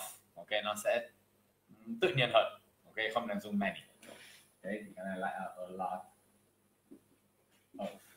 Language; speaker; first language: Vietnamese; non-native, fluent; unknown